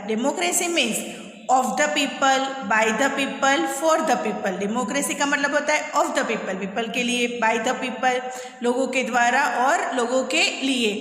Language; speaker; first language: Hindi; native; Hindi